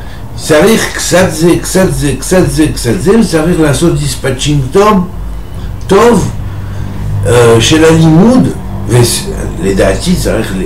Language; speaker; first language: Hebrew; non-native, fluent; French